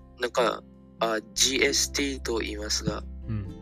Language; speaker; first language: Japanese; non-native, learner; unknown